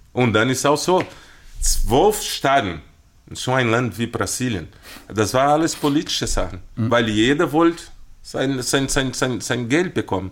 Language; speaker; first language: German; non-native, fluent; Portuguese